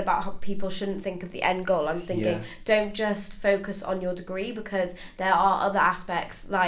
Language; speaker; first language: English; native; English